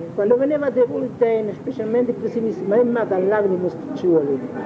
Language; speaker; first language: English; non-native, learner; Italian